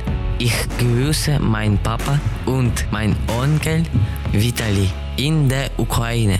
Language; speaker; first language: German; non-native, learner; Ukrainian